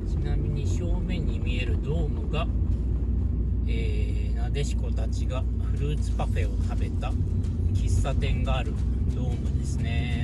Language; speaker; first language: Japanese; native; Japanese